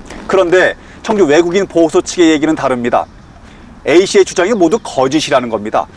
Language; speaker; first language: Korean; native; Korean